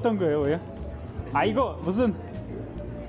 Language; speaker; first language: Korean; non-native, fluent; Russian